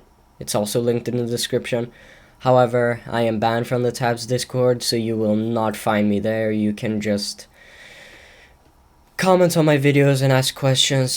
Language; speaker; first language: English; native; English